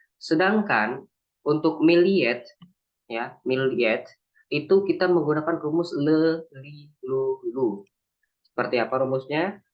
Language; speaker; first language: Indonesian; native; Indonesian